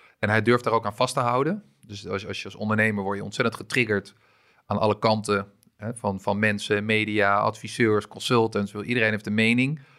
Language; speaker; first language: Dutch; early bilingual, other home language; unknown